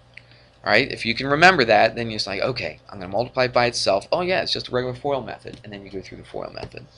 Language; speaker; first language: English; native; English